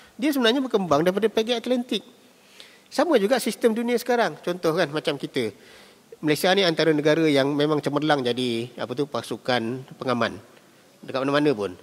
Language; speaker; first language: Malay; native; Malay